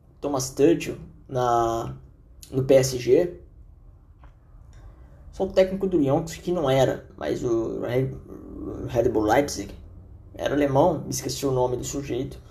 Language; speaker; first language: Portuguese; native; Portuguese